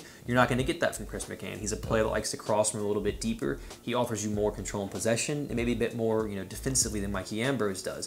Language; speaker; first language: English; native; English